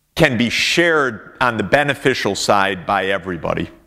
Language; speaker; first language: English; native; English